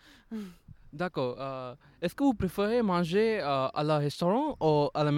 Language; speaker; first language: French; non-native, learner; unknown